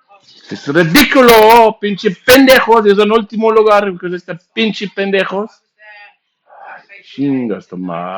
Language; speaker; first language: Spanish; non-native, learner; English